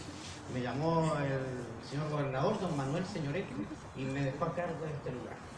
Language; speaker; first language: Spanish; native; Spanish